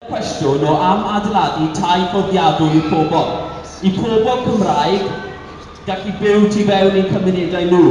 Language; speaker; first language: Welsh; native; Welsh